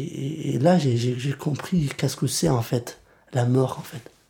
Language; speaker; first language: French; early bilingual, other home language; Kurdish